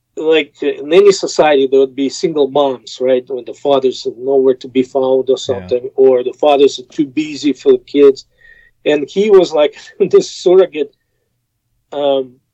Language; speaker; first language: English; non-native, fluent; Russian